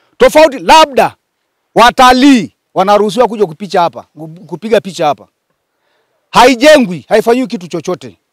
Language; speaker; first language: Swahili; non-native, local second language; Masai